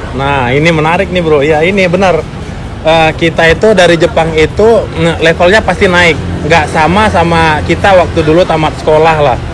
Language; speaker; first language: Indonesian; native; Indonesian